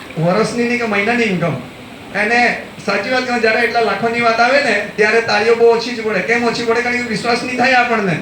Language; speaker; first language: Gujarati; non-native, local second language; Gamit